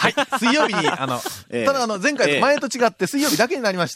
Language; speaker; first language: Japanese; native; Japanese